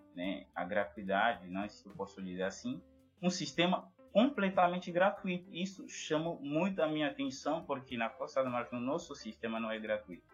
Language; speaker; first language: Portuguese; non-native, fluent; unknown